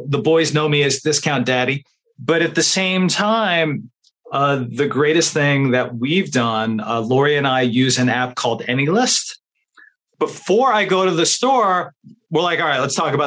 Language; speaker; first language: English; native; English